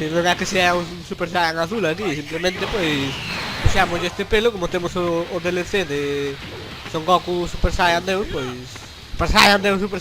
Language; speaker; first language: Galician; non-native, local second language; Spanish